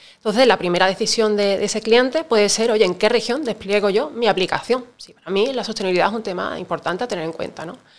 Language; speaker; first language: Spanish; native; Spanish